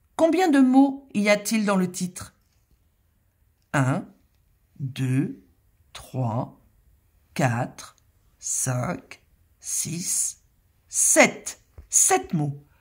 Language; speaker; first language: French; native; French